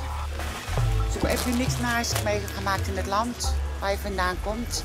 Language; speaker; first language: Dutch; native; Dutch